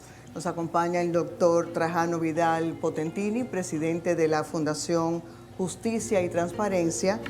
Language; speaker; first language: Spanish; native; Spanish